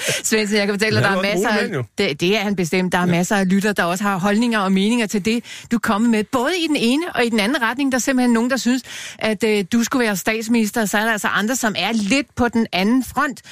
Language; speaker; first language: Danish; native; Danish